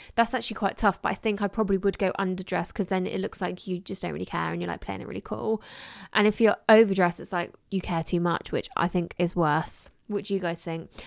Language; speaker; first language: English; native; English